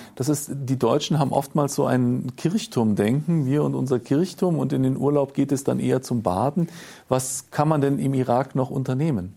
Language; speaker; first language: German; native; German